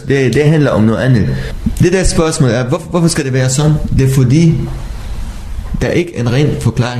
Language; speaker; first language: Danish; non-native, learner; Arabic